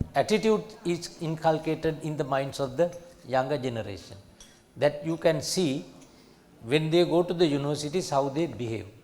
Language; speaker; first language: English; non-native, local second language; Sinhala